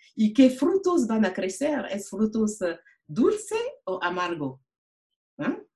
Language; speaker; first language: Spanish; non-native, learner; French